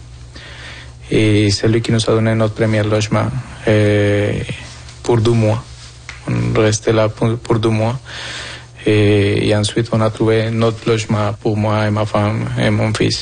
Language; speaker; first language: French; non-native, fluent; Spanish